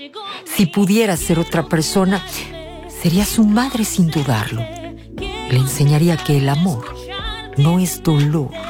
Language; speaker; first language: Spanish; native; Spanish